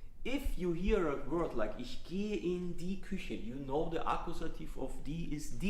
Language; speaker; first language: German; non-native, fluent; Italian